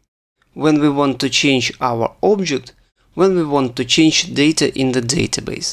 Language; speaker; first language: English; non-native, fluent; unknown